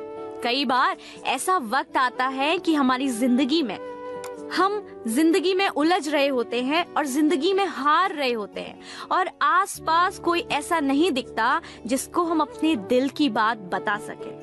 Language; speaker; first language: Hindi; native; Hindi